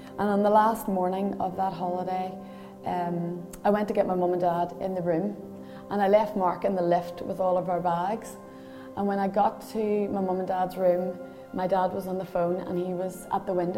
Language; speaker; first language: English; native; English